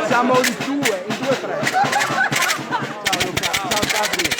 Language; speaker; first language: Italian; native; Italian